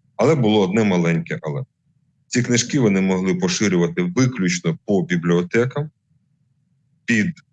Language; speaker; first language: Ukrainian; native; Ukrainian